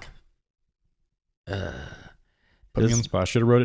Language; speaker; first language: English; native; English